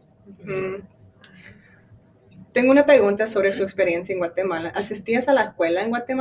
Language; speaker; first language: Spanish; non-native, fluent; English